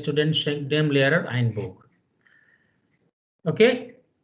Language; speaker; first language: German; non-native, fluent; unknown